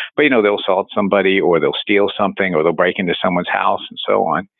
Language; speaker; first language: English; native; English